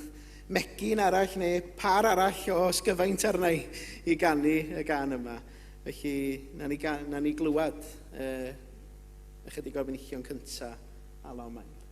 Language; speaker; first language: Welsh; native; Welsh